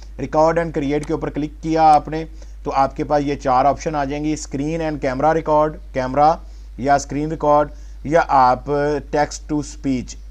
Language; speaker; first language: Urdu; non-native, local second language; Punjabi